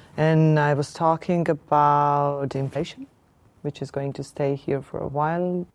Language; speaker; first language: English; non-native, fluent; Slovenian